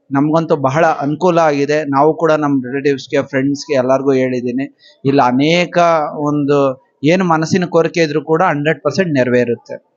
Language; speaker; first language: Kannada; native; Kannada